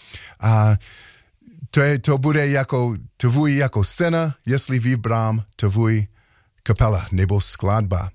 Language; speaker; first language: Czech; non-native, learner; English